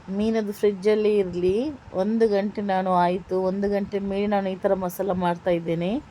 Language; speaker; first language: Kannada; non-native, local second language; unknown